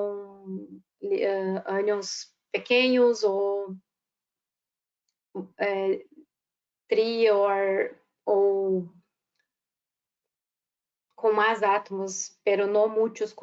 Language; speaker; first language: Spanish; non-native, fluent; Portuguese